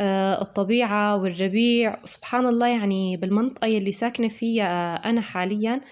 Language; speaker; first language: Arabic; native; Arabic